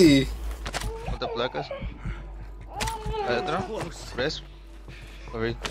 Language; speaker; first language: Spanish; early bilingual, heritage; English